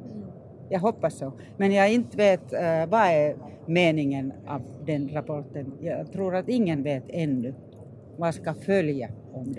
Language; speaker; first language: Swedish; non-native, learner; Finnish